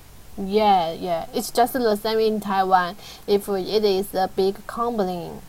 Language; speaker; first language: English; non-native, learner; Chinese